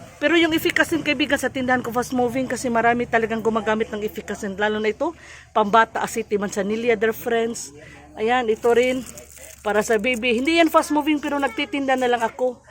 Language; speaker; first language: Filipino; non-native, local second language; Cebuano